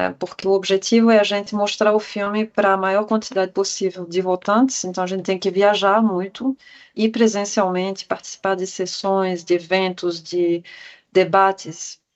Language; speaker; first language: Portuguese; non-native, fluent; French